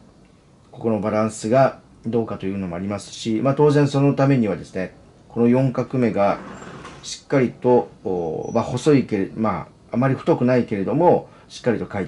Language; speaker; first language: Japanese; native; Japanese